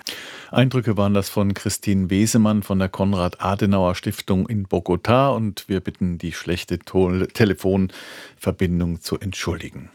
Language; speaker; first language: German; native; German